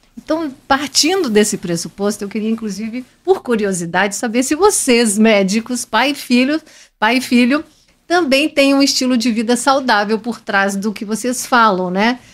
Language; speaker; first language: Portuguese; native; Portuguese